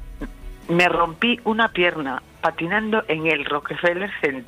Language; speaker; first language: Spanish; native; Spanish